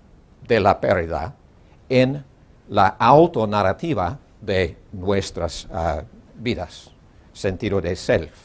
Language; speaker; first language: Spanish; non-native, learner; English